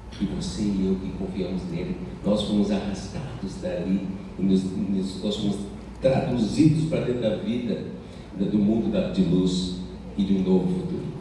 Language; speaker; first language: Portuguese; non-native, fluent; English